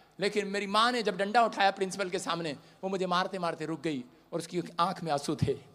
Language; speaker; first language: Hindi; non-native, local second language; Punjabi